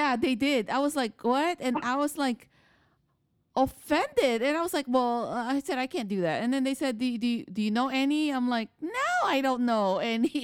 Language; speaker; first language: English; non-native, local second language; Filipino